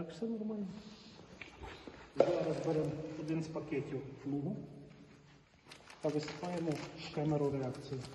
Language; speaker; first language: Ukrainian; native; Ukrainian